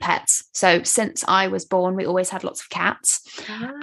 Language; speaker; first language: English; native; English